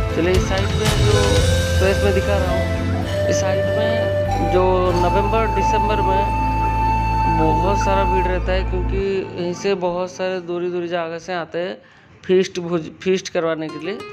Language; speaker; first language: Hindi; non-native, local second language; Odia